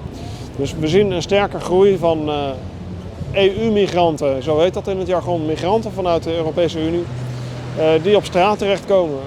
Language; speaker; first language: Dutch; native; Dutch